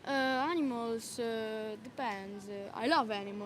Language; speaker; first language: English; non-native, learner; Italian